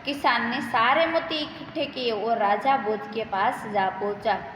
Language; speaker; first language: Hindi; non-native, local second language; Gujarati